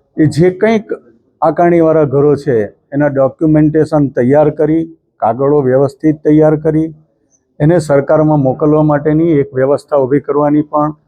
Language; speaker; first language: Gujarati; native; Gujarati